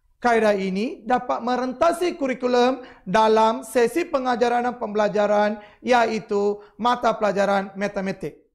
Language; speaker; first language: Malay; non-native, local second language; Tamil